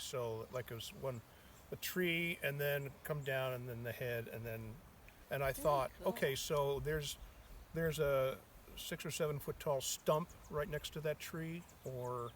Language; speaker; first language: English; native; English